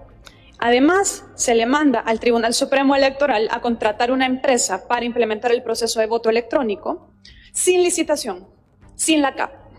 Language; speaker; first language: Spanish; native; Spanish